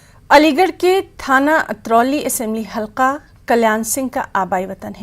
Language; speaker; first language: Hindi; native; Hindi